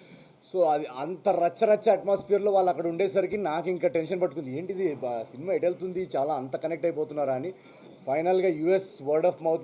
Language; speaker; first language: Telugu; native; Telugu